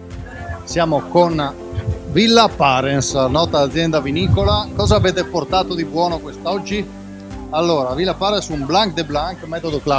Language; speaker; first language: Italian; native; Italian